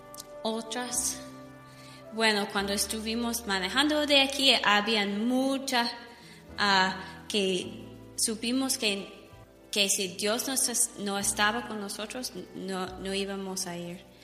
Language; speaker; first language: Spanish; non-native, learner; English